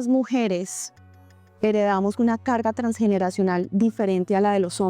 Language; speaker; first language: Spanish; native; Spanish